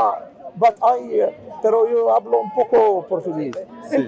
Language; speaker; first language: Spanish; non-native, fluent; Arabic